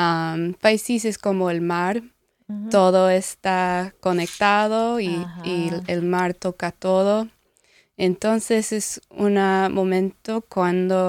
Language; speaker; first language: Spanish; non-native, learner; English